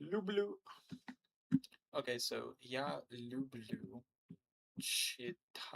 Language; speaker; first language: Russian; non-native, learner; English